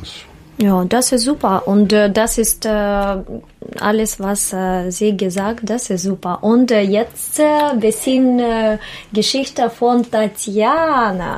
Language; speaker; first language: German; non-native, learner; Russian